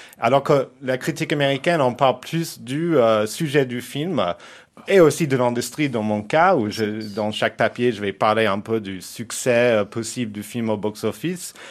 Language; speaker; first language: French; non-native, fluent; English